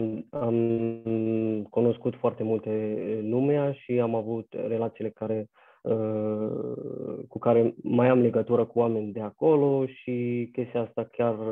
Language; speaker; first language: Romanian; non-native, fluent; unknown